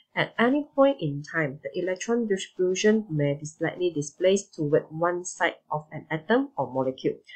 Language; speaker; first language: English; non-native, local second language; Chinese